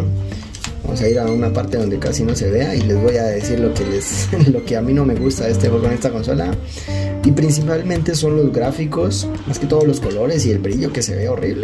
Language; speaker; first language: Spanish; native; Spanish